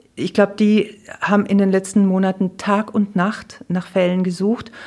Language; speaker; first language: German; native; German